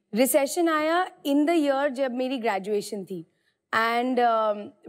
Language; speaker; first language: Hindi; native; Hindi